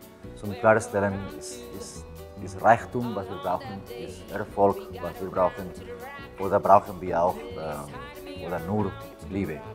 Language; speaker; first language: German; non-native, fluent; Spanish